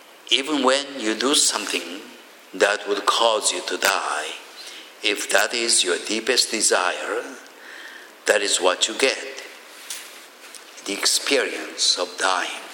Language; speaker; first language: English; non-native, fluent; Japanese